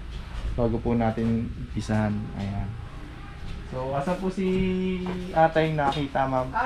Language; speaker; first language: Filipino; native; Filipino